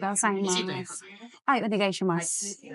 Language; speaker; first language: Japanese; non-native, learner; Filipino